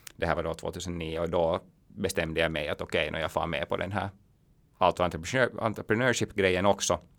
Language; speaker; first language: Swedish; native; Swedish